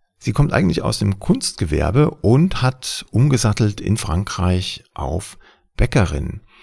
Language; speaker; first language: German; native; German